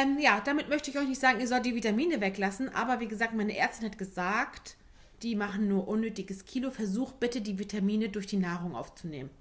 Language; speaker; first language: German; early bilingual, other home language; Turkish